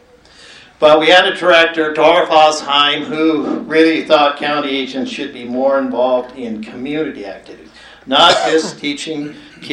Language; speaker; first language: English; native; English